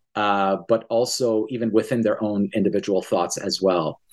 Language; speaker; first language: English; early bilingual, other home language; Persian